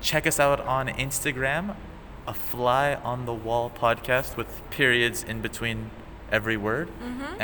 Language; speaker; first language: English; native; English